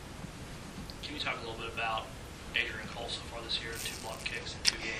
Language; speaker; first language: English; native; English